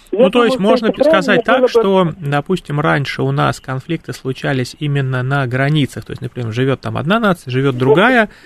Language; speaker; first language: Russian; native; Russian